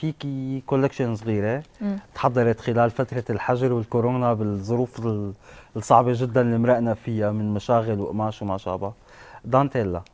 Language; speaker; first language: Arabic; native; Arabic